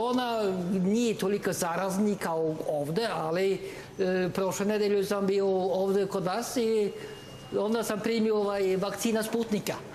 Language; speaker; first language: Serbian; non-native, learner; Norwegian